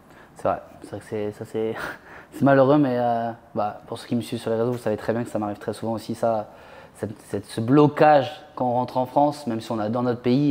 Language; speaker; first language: French; native; French